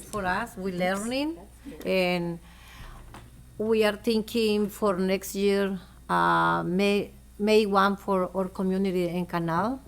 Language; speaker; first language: English; non-native, local second language; Spanish